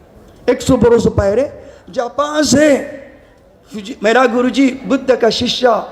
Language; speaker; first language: Hindi; non-native, learner; Japanese